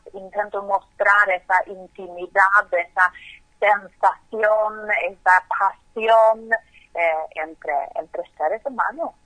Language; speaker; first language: Spanish; non-native, fluent; Swedish